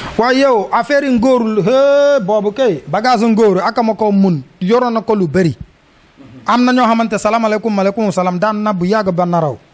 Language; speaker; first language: Wolof; non-native, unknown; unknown